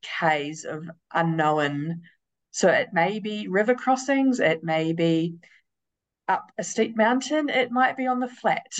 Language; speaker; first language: English; native; English